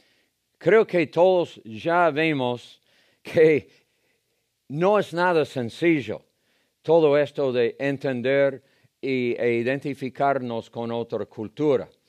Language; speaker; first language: Spanish; non-native, fluent; English